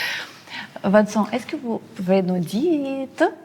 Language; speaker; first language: French; non-native, learner; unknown